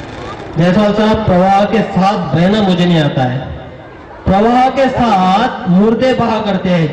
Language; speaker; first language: Hindi; non-native, local second language; Marathi